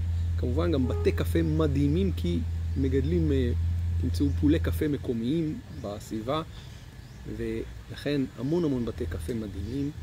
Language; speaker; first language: Hebrew; native; Hebrew